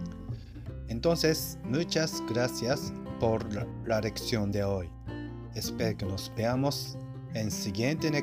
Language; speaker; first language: Spanish; non-native, fluent; Japanese